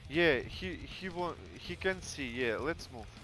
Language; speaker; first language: English; non-native, learner; Russian